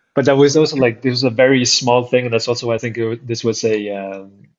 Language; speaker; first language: English; non-native, fluent; Icelandic